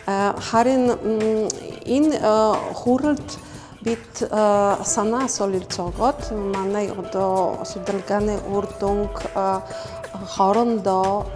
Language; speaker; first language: Mongolian; non-native, fluent; Polish